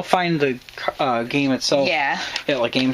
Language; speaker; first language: English; native; English